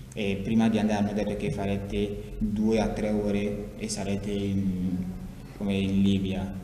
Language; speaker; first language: Italian; non-native, fluent; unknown